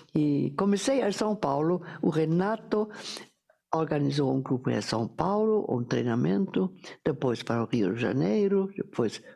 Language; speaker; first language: Portuguese; non-native, fluent; German